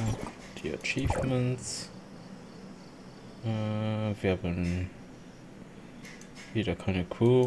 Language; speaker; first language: German; non-native, local second language; Luxembourgish